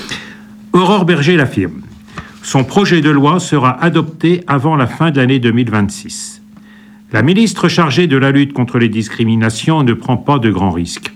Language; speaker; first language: French; native; French